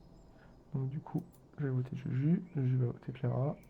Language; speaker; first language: French; native; French